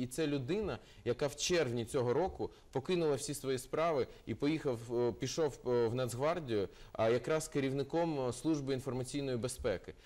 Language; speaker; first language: Ukrainian; non-native, local second language; Russian